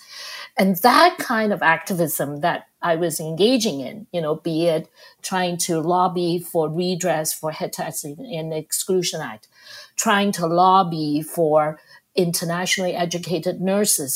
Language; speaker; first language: English; non-native, local second language; Cantonese